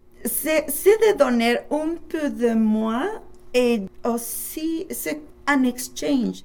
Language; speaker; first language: French; non-native, learner; Spanish